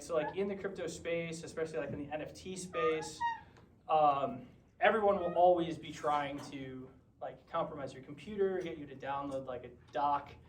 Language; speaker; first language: English; native; English